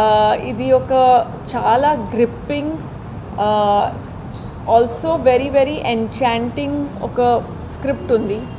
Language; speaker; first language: Telugu; non-native, fluent; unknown